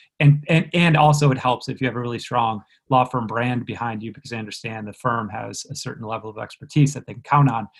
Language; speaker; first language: English; native; English